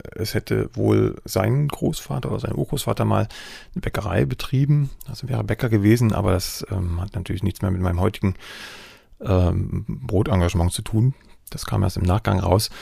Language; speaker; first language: German; native; German